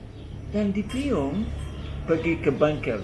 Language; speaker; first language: Indonesian; non-native, fluent; English